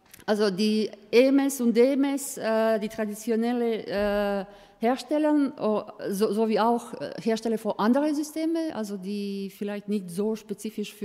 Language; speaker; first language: German; non-native, fluent; Croatian